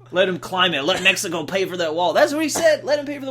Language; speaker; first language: English; native; English